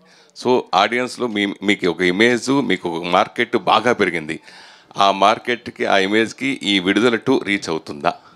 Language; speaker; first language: Telugu; native; Telugu